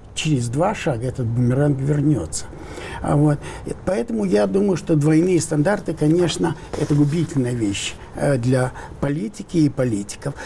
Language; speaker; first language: Russian; non-native, local second language; Ukrainian